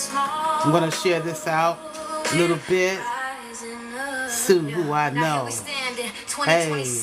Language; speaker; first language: English; native; English